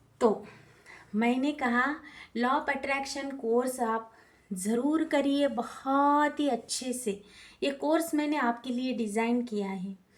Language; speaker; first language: Hindi; non-native, local second language; Marathi